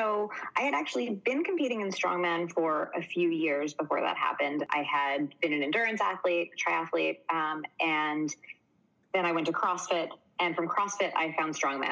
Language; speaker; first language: English; native; English